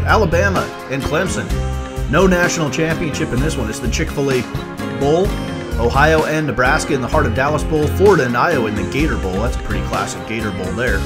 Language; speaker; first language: English; native; English